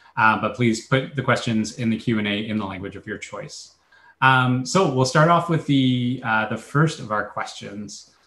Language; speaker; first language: English; native; English